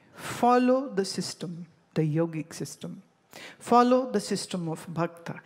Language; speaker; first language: English; non-native, local second language; Hindi